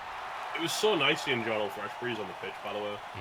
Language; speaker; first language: English; native; English